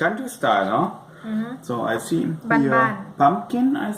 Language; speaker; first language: English; non-native, fluent; German